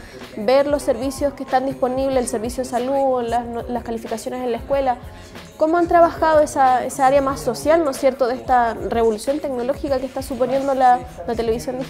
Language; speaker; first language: Spanish; native; Spanish